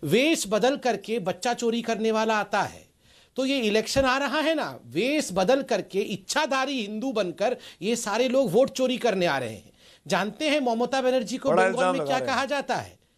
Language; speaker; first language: Hindi; non-native, local second language; Odia